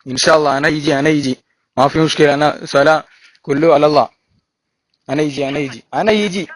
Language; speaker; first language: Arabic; non-native, learner; Malayalam